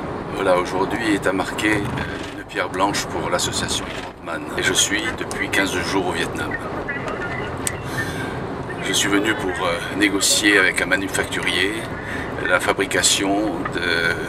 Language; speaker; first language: French; native; French